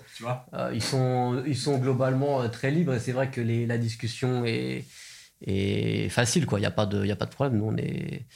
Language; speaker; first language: French; native; French